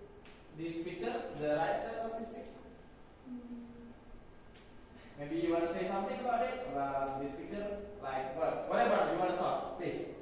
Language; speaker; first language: English; non-native, fluent; Indonesian